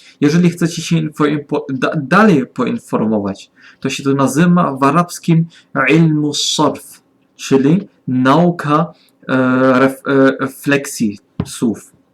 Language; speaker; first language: Polish; non-native, learner; German